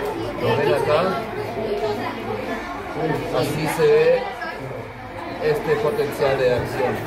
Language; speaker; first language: Spanish; non-native, fluent; German